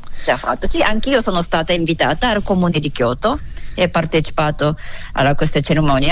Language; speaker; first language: Italian; non-native, learner; Japanese